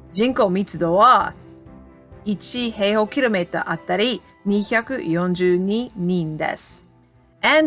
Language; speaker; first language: Japanese; non-native, fluent; English